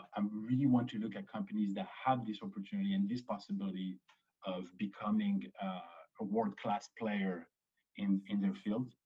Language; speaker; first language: English; early bilingual, other home language; French